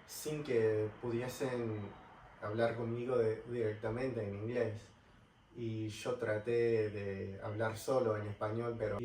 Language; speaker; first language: Spanish; non-native, fluent; English